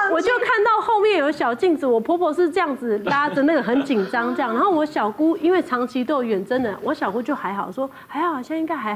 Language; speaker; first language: Chinese; native; Chinese